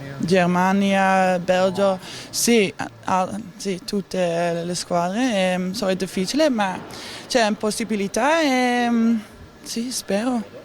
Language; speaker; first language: Italian; non-native, learner; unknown